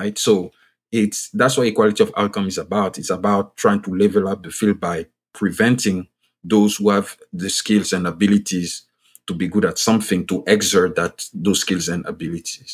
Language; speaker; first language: English; non-native, fluent; French